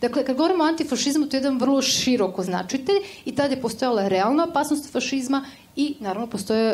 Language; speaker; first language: Serbian; native; Serbian